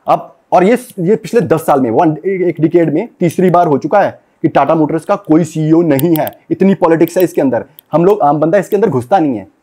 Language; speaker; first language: Hindi; non-native, local second language; Punjabi